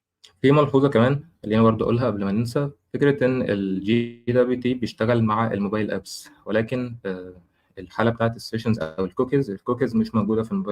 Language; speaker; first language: Arabic; native; Arabic